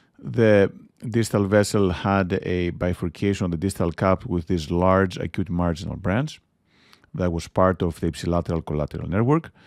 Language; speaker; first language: English; non-native, fluent; Greek